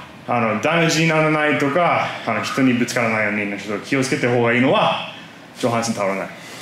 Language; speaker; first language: Japanese; non-native, fluent; English